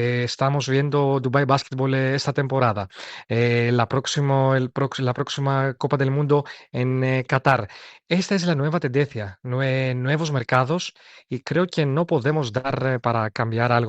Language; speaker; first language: Spanish; non-native, fluent; Greek